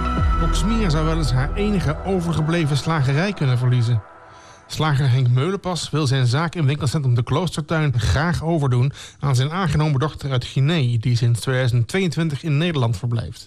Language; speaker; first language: Dutch; native; Dutch